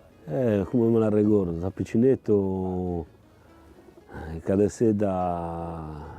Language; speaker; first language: Italian; non-native, local second language; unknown